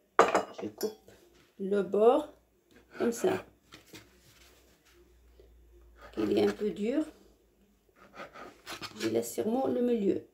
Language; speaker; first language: French; non-native, learner; Arabic